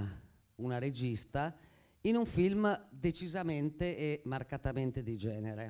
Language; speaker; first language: Italian; native; Italian